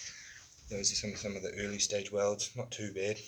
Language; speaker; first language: English; native; English